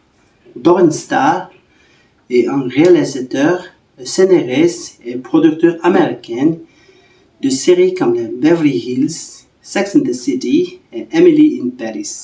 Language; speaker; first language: French; non-native, learner; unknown